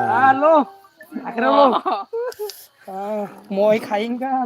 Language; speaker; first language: Hindi; non-native, local second language; Bodo